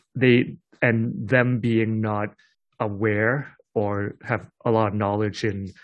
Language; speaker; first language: English; non-native, local second language; Cantonese